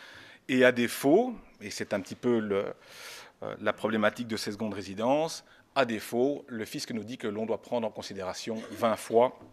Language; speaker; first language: French; native; French